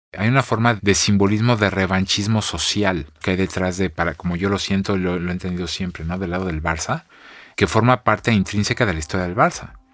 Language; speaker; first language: Spanish; native; Spanish